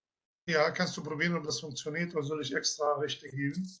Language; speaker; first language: German; non-native, fluent; Arabic